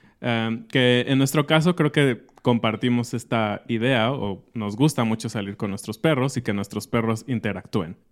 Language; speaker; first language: Spanish; native; Spanish